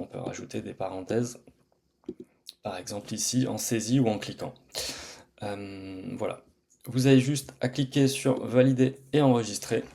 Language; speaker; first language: French; native; French